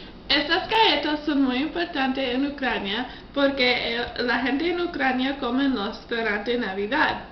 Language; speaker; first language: Spanish; non-native, learner; English